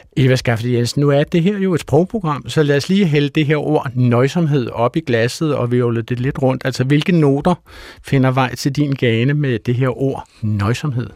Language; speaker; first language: Danish; native; Danish